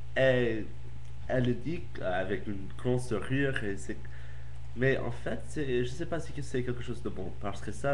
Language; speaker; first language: French; non-native, learner; English